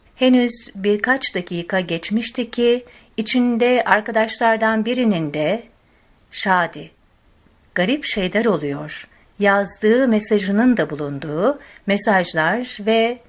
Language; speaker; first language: Turkish; non-native, fluent; Arabic